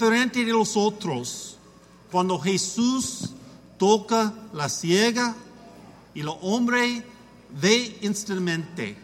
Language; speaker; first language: Spanish; non-native, learner; English